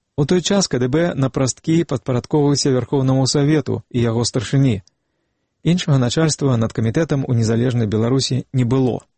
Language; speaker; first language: Belarusian; native; Belarusian